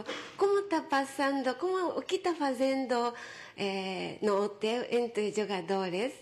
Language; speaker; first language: Portuguese; non-native, learner; Japanese